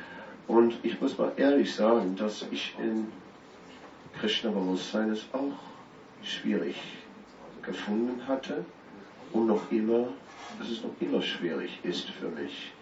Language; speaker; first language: German; non-native, fluent; Dutch